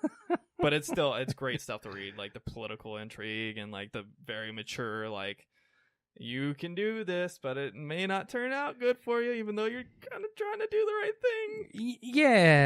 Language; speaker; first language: English; native; English